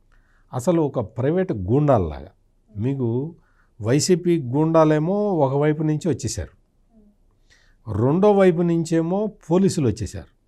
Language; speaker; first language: Telugu; native; Telugu